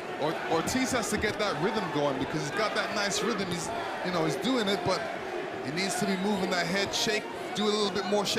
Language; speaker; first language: English; native; English